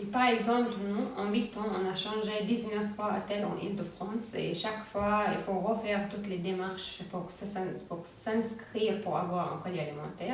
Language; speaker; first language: French; non-native, learner; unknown